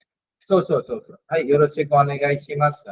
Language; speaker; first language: Japanese; non-native, fluent; Bangla